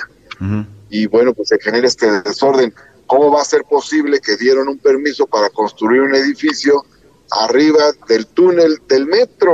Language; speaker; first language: Spanish; native; Spanish